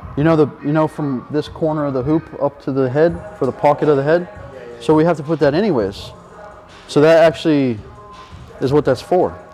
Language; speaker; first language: English; native; English